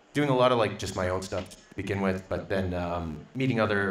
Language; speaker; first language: English; native; English